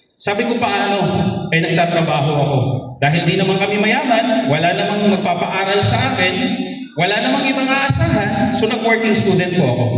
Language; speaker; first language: Filipino; non-native, local second language; Bikol